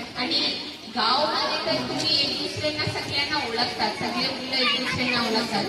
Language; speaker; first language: Marathi; non-native, fluent; Malayalam